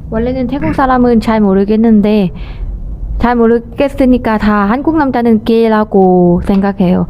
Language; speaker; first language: Korean; non-native, learner; Thai